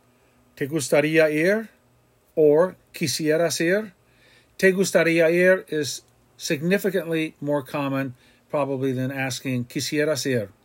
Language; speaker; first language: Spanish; non-native, fluent; English